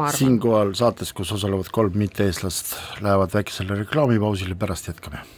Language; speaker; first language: Estonian; non-native, local second language; Russian